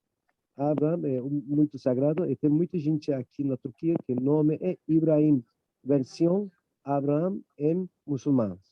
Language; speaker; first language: Portuguese; non-native, learner; Turkish